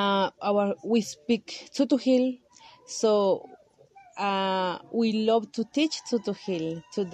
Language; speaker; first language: English; non-native, learner; Kaqchikel